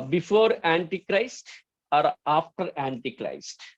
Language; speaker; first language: English; non-native, local second language; Telugu